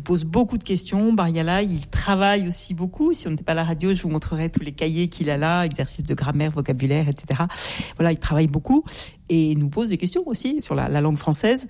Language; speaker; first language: French; native; French